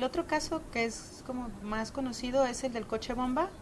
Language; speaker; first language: Spanish; native; Spanish